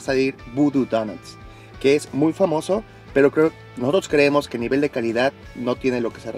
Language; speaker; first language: Spanish; native; Spanish